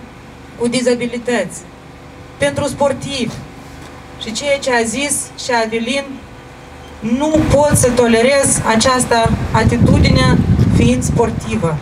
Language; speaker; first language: Romanian; non-native, local second language; Russian